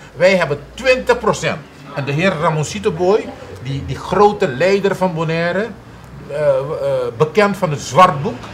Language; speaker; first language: Dutch; non-native, local second language; Papiamento